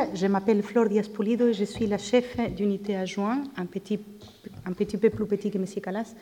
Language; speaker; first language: French; non-native, fluent; Spanish